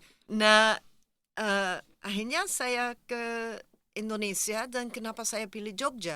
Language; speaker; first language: Indonesian; non-native, fluent; Dutch